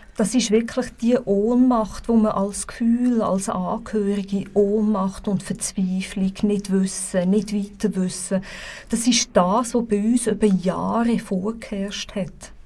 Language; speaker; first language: German; native; German